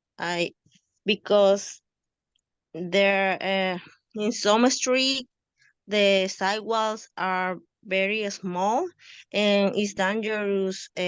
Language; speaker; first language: English; non-native, learner; Spanish